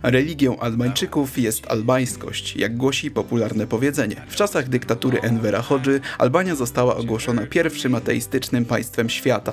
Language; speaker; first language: Polish; native; Polish